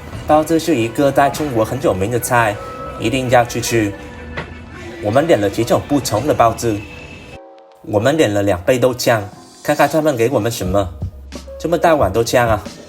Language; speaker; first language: Chinese; non-native, learner; Vietnamese